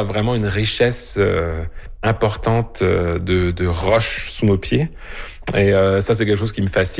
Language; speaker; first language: French; native; French